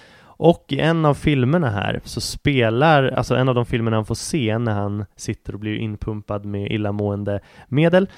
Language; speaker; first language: Swedish; native; Swedish